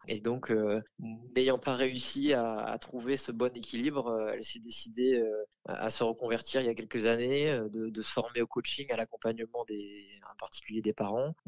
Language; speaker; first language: French; native; French